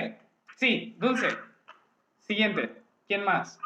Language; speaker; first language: Spanish; non-native, learner; Hindi